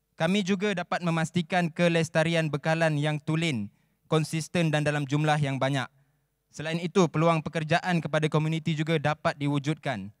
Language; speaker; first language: Malay; native; Malay